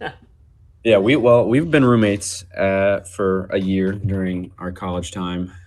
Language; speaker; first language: English; native; English